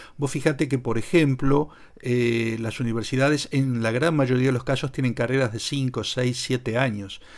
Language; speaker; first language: Spanish; native; Spanish